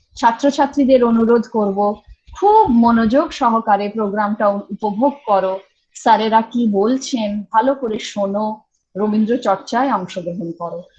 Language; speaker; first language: Bangla; early bilingual, heritage; Bangla